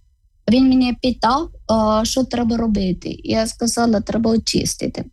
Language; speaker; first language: Ukrainian; non-native, learner; Malayalam